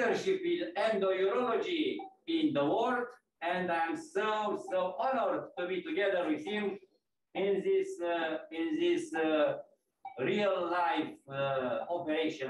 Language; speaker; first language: English; non-native, fluent; Romanian